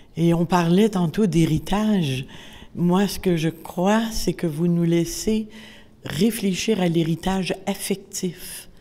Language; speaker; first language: French; native; French